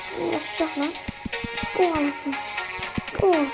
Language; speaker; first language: Turkish; native; Turkish